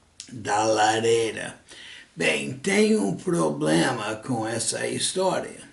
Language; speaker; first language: Portuguese; non-native, fluent; English